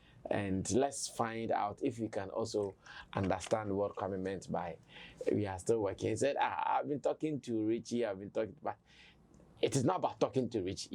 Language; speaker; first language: English; non-native, local second language; Akan